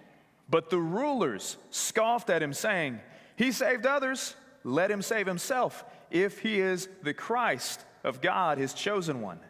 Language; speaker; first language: English; native; English